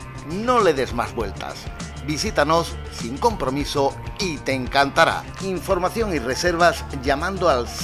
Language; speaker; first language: Spanish; native; Spanish